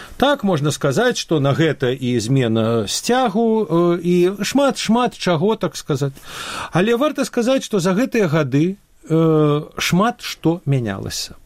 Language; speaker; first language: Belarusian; non-native, local second language; Russian